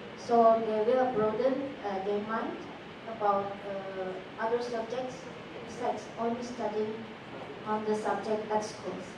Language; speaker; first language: English; non-native, fluent; Indonesian